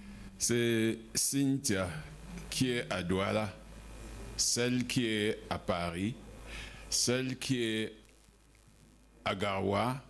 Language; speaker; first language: French; non-native, local second language; Ghomala